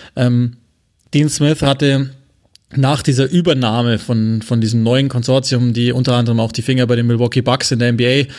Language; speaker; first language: German; non-native, fluent; French